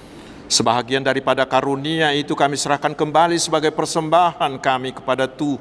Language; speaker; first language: Indonesian; non-native, local second language; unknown